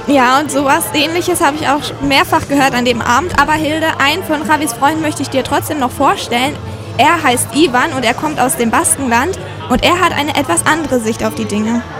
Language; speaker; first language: German; native; German